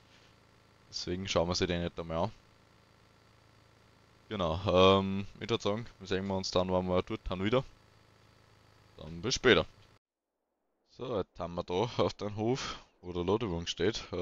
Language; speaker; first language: German; native; German